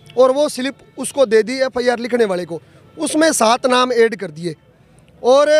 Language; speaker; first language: Hindi; native; Hindi